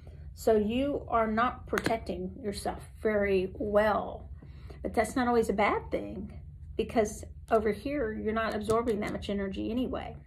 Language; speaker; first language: English; native; English